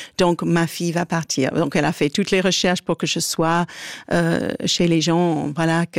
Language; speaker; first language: French; non-native, fluent; English